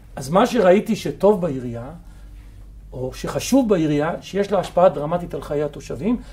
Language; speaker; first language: Hebrew; native; Hebrew